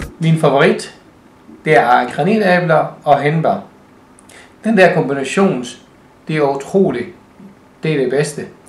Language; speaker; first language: Danish; non-native, fluent; Arabic